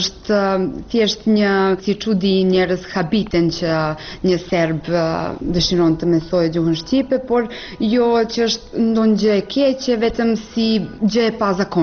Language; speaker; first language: Albanian; non-native, fluent; Serbian